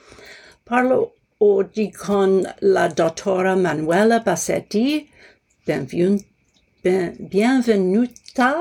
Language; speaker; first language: Italian; non-native, learner; English